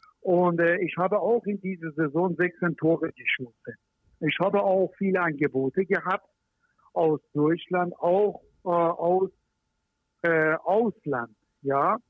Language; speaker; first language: German; non-native, learner; Persian